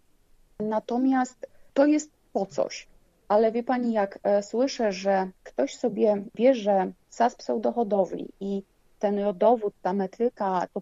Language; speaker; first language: Polish; native; Polish